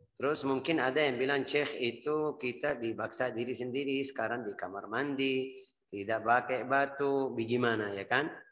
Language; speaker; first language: Indonesian; non-native, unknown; Arabic